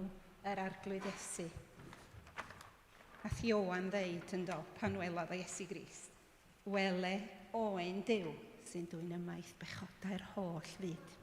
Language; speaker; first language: Welsh; native; Welsh